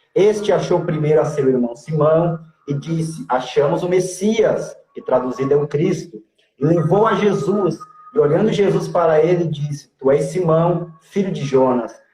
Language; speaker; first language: Portuguese; native; Portuguese